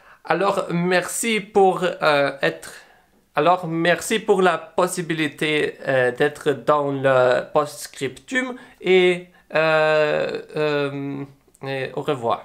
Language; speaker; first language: French; non-native, learner; English